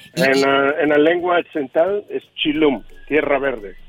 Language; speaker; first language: Spanish; native; Spanish